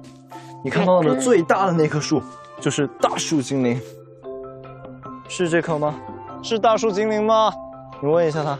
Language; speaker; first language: Chinese; native; Chinese